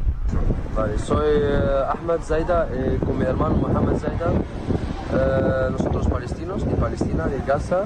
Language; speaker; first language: Spanish; non-native, learner; Arabic